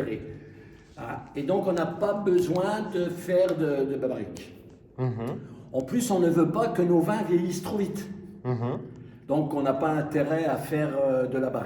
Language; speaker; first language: French; native; French